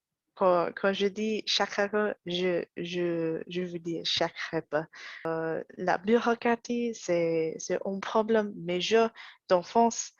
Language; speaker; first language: French; non-native, learner; English